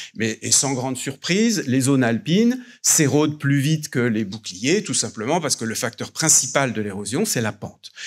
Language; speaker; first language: French; native; French